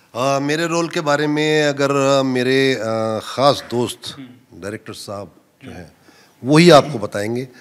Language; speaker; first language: Hindi; native; Hindi